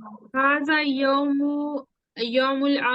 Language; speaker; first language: Arabic; non-native, learner; Urdu